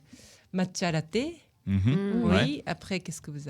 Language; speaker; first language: French; non-native, learner; Japanese